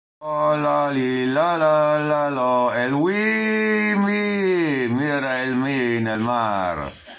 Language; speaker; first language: Spanish; non-native, learner; German